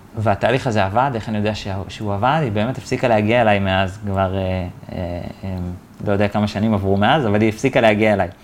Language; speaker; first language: Hebrew; native; Hebrew